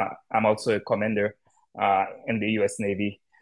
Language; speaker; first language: English; non-native, fluent; Haitian Creole